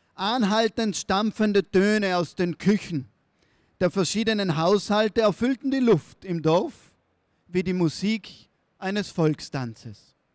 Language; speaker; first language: German; native; German